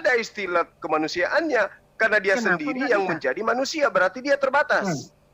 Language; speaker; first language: Indonesian; native; Indonesian